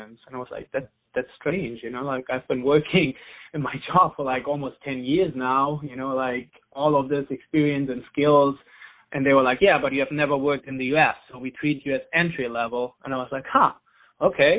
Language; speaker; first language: English; non-native, fluent; German